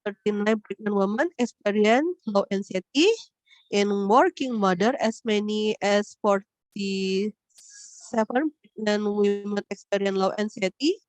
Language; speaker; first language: English; non-native, learner; Indonesian